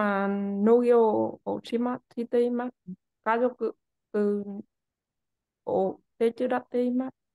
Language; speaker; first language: Japanese; non-native, learner; Vietnamese